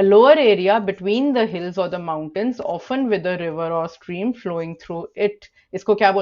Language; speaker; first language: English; non-native, local second language; Hindi